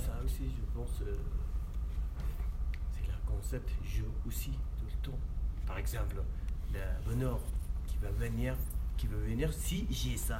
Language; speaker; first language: French; non-native, learner; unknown